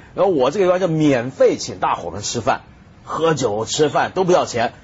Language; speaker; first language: Chinese; native; Chinese